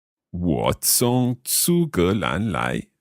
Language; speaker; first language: Chinese; non-native, learner; English